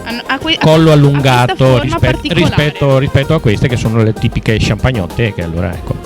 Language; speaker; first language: Italian; native; Italian